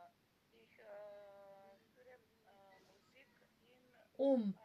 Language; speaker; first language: German; non-native, learner; Macedonian